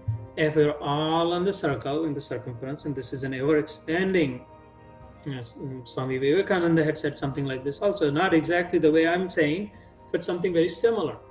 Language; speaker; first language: English; non-native, local second language; Hindi